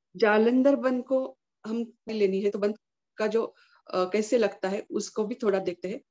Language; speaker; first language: Hindi; non-native, local second language; Marathi